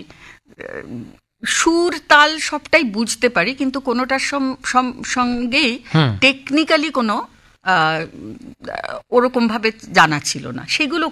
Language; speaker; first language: Bangla; native; Bangla